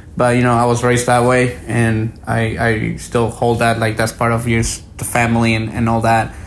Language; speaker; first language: English; early bilingual, other home language; Spanish